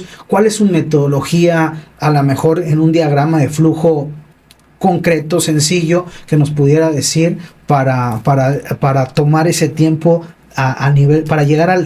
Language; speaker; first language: Spanish; native; Spanish